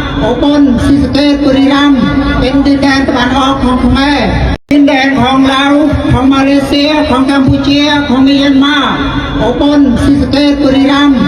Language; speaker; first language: Thai; non-native, learner; Khmer